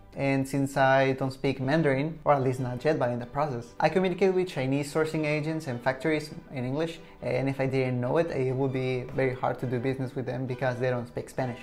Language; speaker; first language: English; non-native, fluent; Spanish